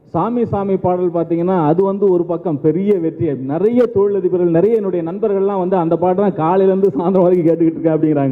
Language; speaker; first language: Tamil; native; Tamil